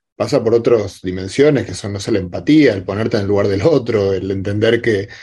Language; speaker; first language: Spanish; native; Spanish